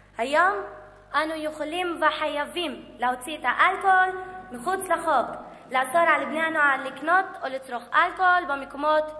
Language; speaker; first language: Hebrew; non-native, local second language; Arabic